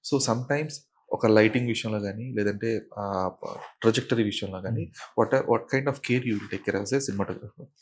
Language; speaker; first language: Telugu; native; Telugu